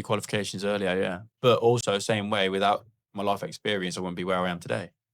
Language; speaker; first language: English; native; English